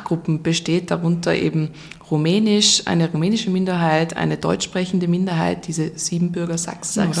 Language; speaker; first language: German; native; German